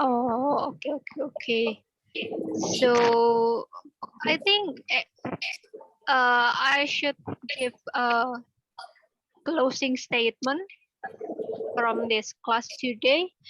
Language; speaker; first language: English; non-native, learner; Indonesian